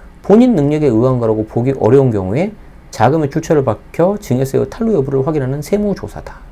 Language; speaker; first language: Korean; native; Korean